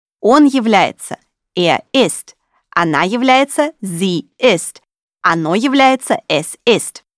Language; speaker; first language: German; non-native, fluent; Russian